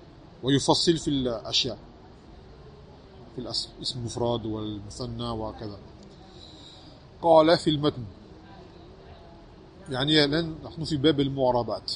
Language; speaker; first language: Arabic; non-native, fluent; French